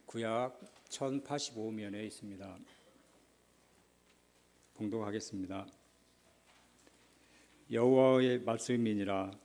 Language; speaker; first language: Korean; native; Korean